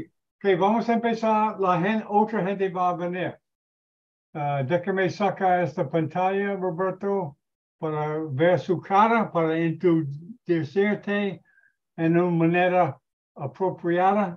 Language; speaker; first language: Spanish; non-native, learner; English